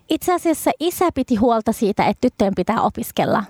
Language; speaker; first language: Finnish; early bilingual, other home language; Arabic